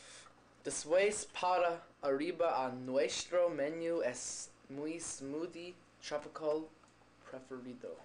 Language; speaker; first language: Spanish; non-native, learner; English